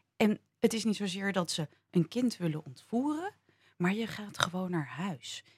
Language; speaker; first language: Dutch; native; Dutch